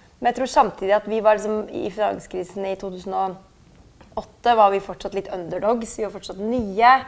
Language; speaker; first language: Norwegian; early bilingual, other home language; German